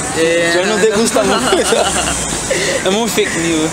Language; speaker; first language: Portuguese; non-native, learner; Spanish